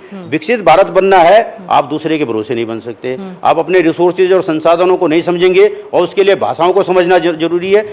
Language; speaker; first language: Hindi; native; Hindi